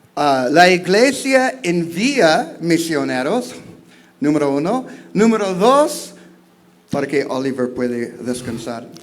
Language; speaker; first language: Spanish; non-native, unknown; English